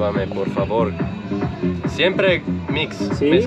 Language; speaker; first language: Spanish; non-native, learner; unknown